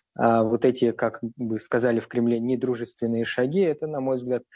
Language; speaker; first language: Russian; native; Russian